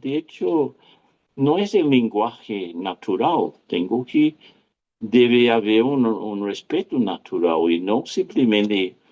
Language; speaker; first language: Spanish; non-native, fluent; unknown